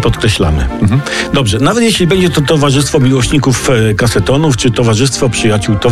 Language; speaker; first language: Polish; native; Polish